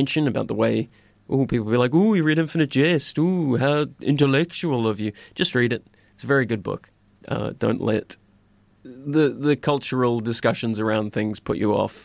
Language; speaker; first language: English; native; English